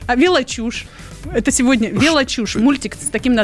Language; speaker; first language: Russian; native; Russian